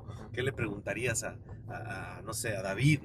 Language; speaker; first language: Spanish; native; Spanish